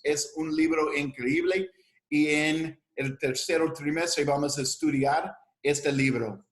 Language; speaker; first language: Spanish; non-native, fluent; English